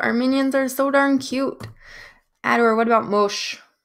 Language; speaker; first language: English; native; English